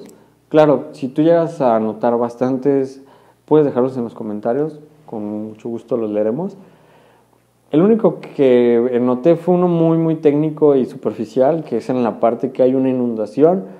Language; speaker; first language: Spanish; native; Spanish